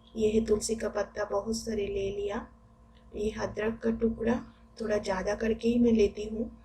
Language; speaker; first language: Hindi; non-native, local second language; Bangla